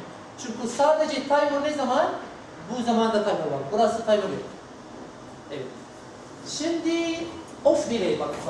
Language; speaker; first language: Turkish; non-native, learner; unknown